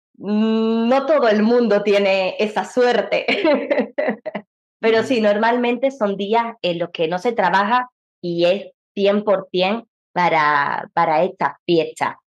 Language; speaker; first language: Spanish; native; Spanish